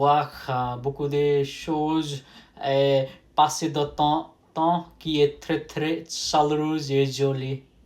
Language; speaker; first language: French; non-native, learner; Nepali